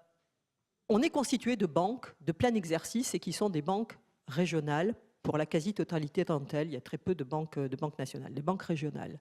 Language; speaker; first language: French; native; French